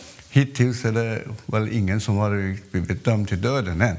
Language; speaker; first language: Swedish; non-native, fluent; Cantonese